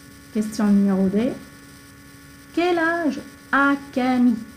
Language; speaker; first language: French; non-native, fluent; Arabic